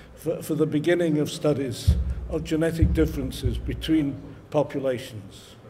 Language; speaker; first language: English; native; English